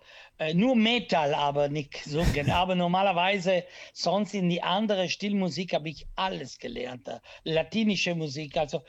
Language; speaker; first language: German; non-native, learner; Italian